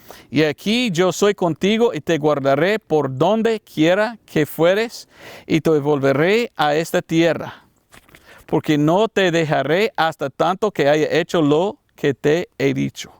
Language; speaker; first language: Spanish; non-native, learner; English